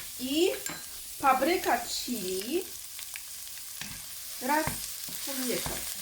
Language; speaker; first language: Polish; non-native, learner; Chinese